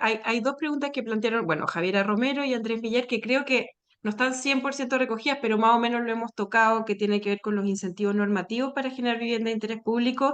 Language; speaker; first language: Spanish; native; Spanish